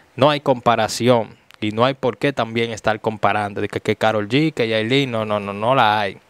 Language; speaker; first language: Spanish; native; Spanish